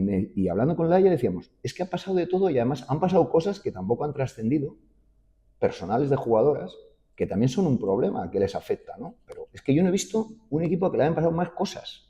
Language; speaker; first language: Spanish; native; Spanish